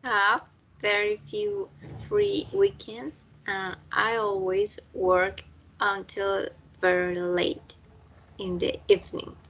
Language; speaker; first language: English; non-native, learner; Spanish